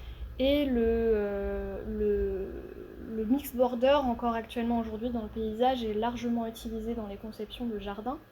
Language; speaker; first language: French; native; French